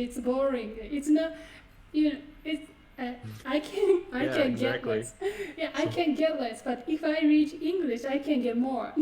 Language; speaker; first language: English; non-native, fluent; Japanese